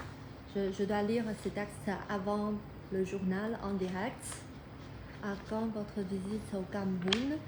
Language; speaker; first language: French; non-native, fluent; Chinese